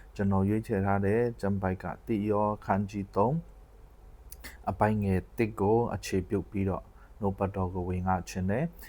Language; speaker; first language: Burmese; non-native, local second language; Tedim Chin